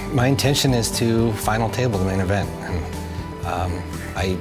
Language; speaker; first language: English; native; English